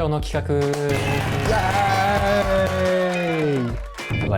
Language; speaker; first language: Japanese; native; Japanese